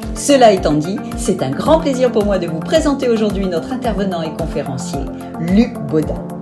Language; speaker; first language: French; native; French